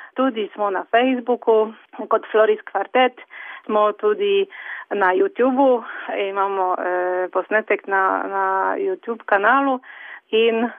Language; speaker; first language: Slovenian; non-native, fluent; Polish